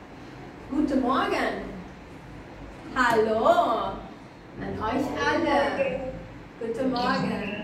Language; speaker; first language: German; non-native, fluent; Albanian